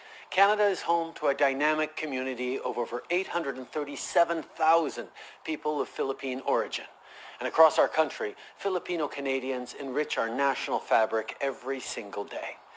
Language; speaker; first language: English; native; English